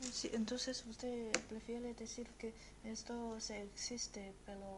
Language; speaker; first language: Spanish; non-native, fluent; Chinese